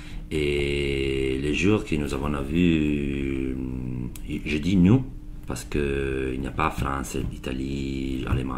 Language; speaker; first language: French; non-native, learner; Italian